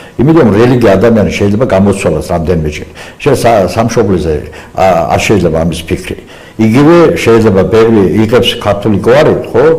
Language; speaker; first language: Georgian; non-native, local second language; Azerbaijani